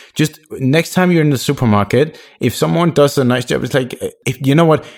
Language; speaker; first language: English; non-native, fluent; Danish